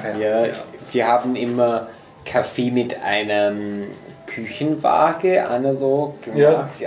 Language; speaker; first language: German; non-native, fluent; English